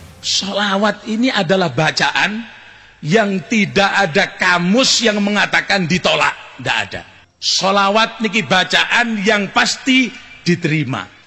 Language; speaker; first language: Indonesian; non-native, local second language; Javanese